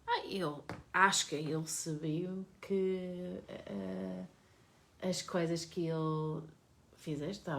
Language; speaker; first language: Portuguese; non-native, learner; English